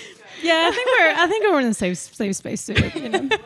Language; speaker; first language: English; non-native, fluent; Spanish